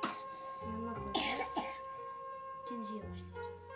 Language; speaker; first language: Turkish; non-native, learner; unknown